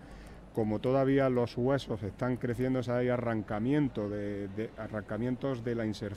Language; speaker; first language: Spanish; native; Spanish